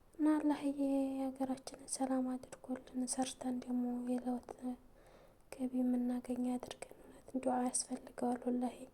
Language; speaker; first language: Amharic; native; Amharic